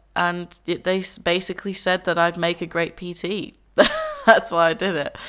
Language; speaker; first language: English; non-native, fluent; Dutch